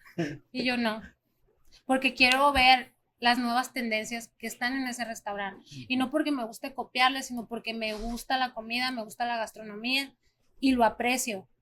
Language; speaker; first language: Spanish; native; Spanish